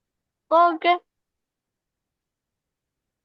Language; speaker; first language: English; non-native, local second language; Urdu